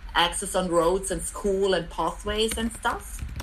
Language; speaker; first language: English; non-native, fluent; German